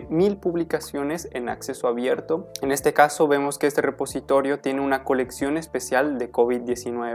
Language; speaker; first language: Spanish; native; Spanish